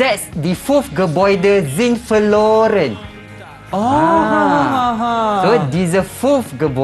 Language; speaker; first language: German; non-native, fluent; Malay